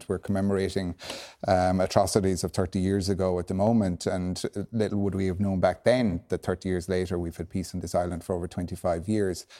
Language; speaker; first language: English; native; English